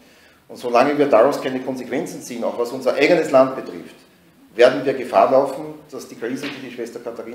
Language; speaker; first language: German; native; German